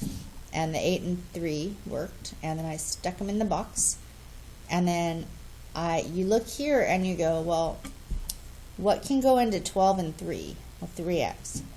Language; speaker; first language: English; native; English